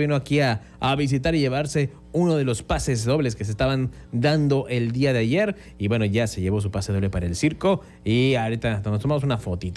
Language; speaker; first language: Spanish; native; Spanish